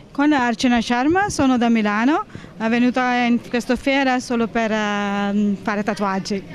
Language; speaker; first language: Italian; non-native, learner; Hindi